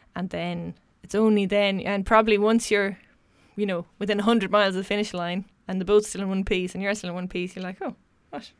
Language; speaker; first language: English; native; English